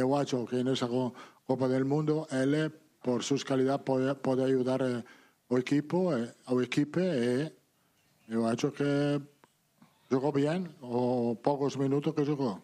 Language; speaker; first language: Portuguese; non-native, fluent; Italian